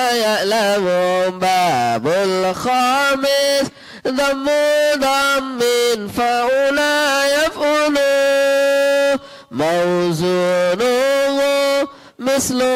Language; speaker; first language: Arabic; non-native, fluent; Indonesian